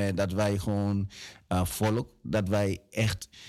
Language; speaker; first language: Dutch; early bilingual, other home language; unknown